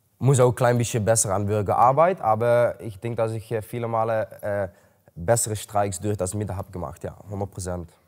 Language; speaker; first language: German; non-native, learner; Dutch